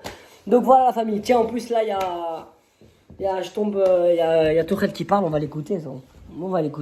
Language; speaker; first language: French; native; French